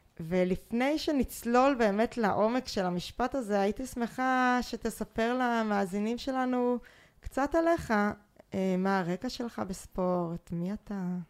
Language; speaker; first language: Hebrew; native; Hebrew